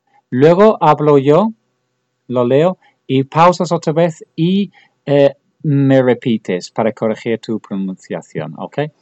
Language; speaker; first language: Spanish; non-native, fluent; English